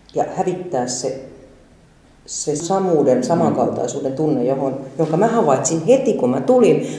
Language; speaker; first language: Finnish; native; Finnish